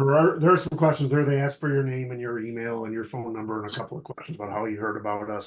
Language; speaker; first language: English; native; English